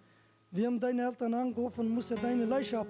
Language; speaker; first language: German; non-native, learner; Turkish